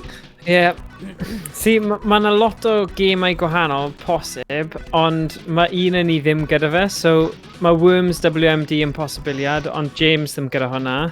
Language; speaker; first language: Welsh; native; Welsh